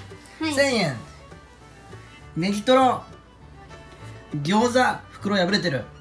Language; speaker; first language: Japanese; native; Japanese